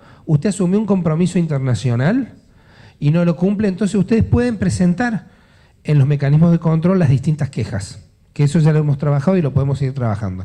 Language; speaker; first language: Spanish; native; Spanish